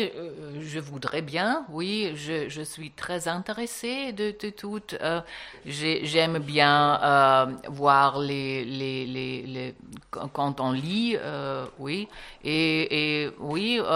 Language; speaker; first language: French; non-native, learner; German